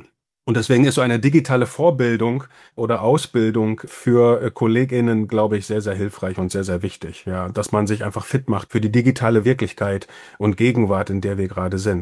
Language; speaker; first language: German; native; German